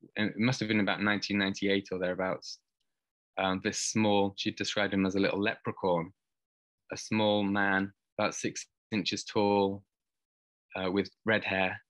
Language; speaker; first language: English; native; English